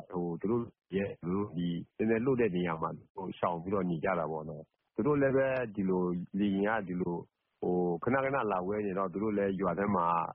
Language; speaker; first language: Burmese; non-native, local second language; Karen languages